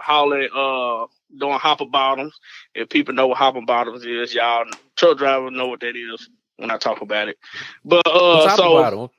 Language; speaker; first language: English; native; English